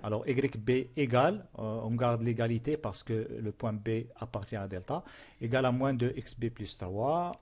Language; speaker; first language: French; non-native, local second language; Arabic